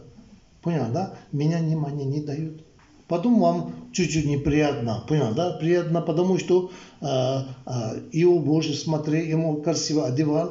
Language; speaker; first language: Russian; non-native, learner; Tibetan